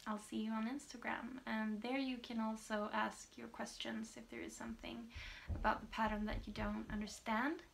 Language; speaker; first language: English; non-native, fluent; Swedish